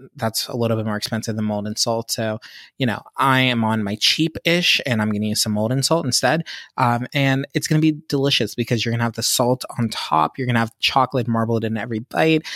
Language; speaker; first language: English; native; English